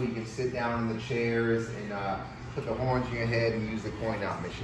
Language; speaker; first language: English; native; English